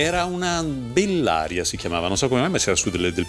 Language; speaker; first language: Italian; native; Italian